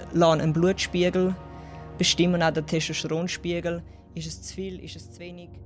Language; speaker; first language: German; native; German